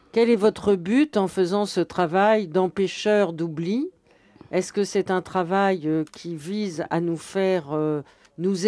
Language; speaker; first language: French; native; French